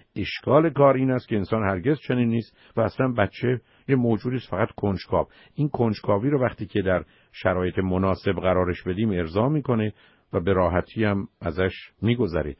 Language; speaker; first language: Persian; native; Persian